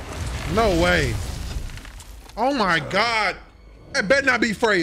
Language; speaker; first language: English; native; English